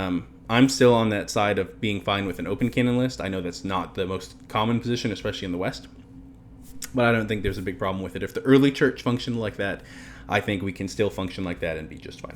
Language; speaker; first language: English; native; English